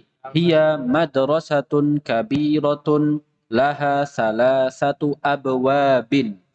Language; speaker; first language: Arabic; non-native, fluent; Indonesian